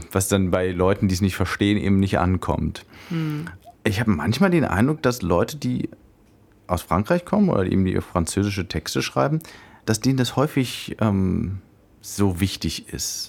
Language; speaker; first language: German; native; German